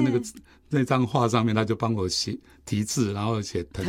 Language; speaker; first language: Chinese; native; Chinese